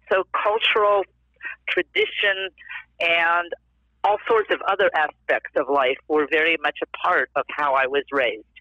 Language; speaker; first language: English; native; English